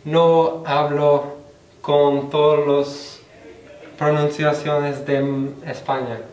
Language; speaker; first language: Spanish; non-native, fluent; English